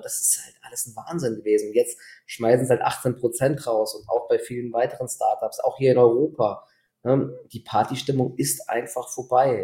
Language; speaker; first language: German; native; German